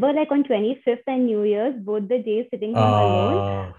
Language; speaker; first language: English; non-native, local second language; Hindi